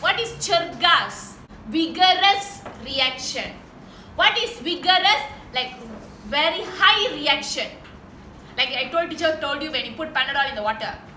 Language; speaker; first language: English; non-native, local second language; Tamil